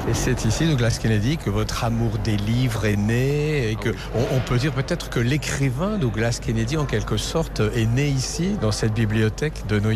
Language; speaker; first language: French; native; French